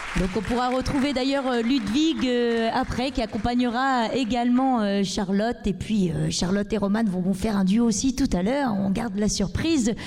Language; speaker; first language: French; native; French